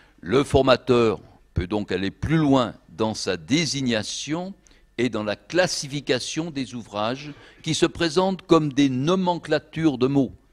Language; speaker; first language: French; native; French